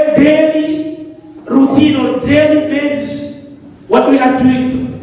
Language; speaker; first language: English; non-native, learner; Amharic